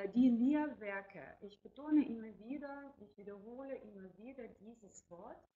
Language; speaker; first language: German; non-native, fluent; Ukrainian